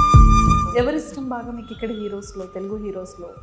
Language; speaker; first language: Telugu; native; Telugu